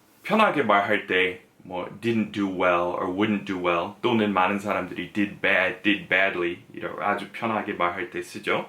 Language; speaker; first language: Korean; non-native, fluent; English